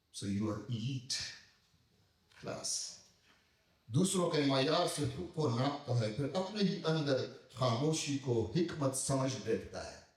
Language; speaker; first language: Urdu; native; Urdu